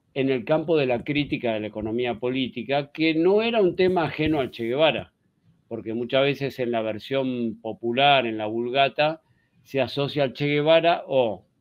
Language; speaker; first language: Spanish; native; Spanish